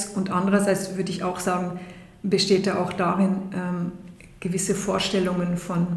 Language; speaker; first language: German; native; German